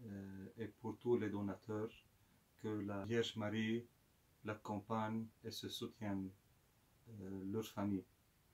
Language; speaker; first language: French; non-native, local second language; Arabic